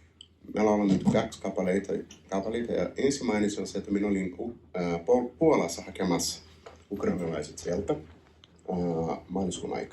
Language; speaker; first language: Finnish; non-native, learner; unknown